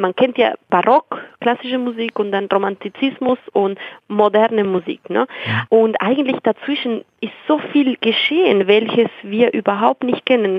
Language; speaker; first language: German; non-native, fluent; Spanish